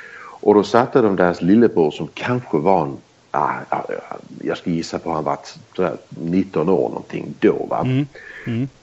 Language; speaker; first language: Swedish; early bilingual, heritage; Swedish